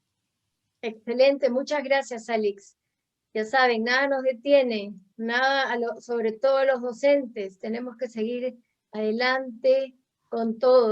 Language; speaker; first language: Spanish; native; Spanish